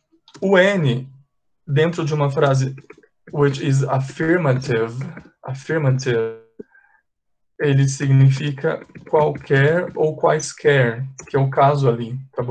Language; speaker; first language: Portuguese; native; Portuguese